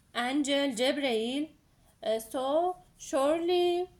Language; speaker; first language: English; non-native, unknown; Persian